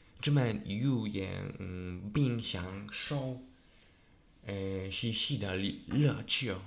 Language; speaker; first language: Chinese; non-native, learner; Polish